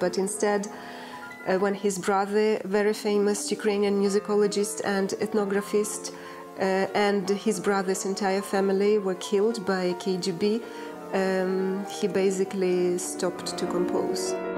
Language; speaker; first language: English; non-native, fluent; Ukrainian